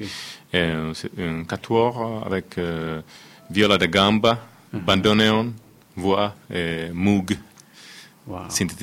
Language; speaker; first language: French; non-native, fluent; Finnish